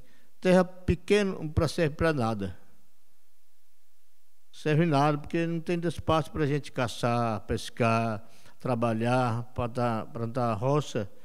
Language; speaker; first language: Portuguese; non-native, local second language; Yanomámi